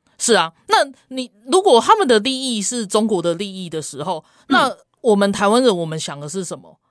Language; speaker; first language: Chinese; native; Chinese